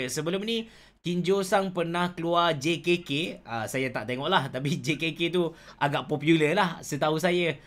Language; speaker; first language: Malay; native; Malay